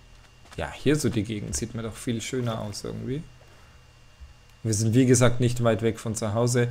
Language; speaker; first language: German; native; German